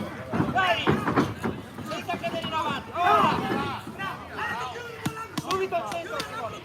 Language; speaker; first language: Italian; native; Italian